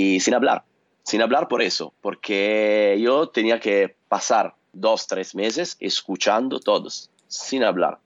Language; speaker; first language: Spanish; non-native, learner; Italian